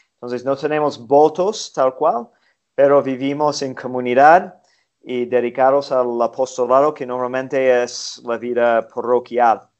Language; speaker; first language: Spanish; non-native, fluent; English